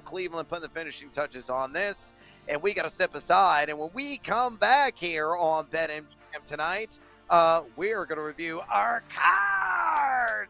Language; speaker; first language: English; native; English